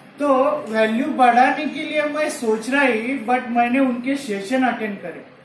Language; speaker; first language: Hindi; non-native, local second language; Marathi